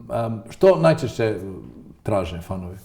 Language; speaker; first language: Croatian; native; Croatian